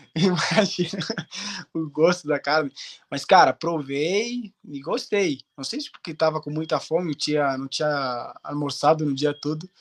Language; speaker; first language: Portuguese; non-native, fluent; Spanish